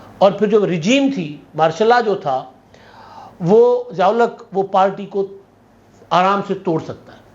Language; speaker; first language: Urdu; non-native, local second language; Sindhi